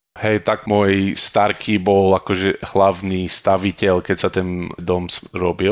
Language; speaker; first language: Slovak; early bilingual, heritage; Slovak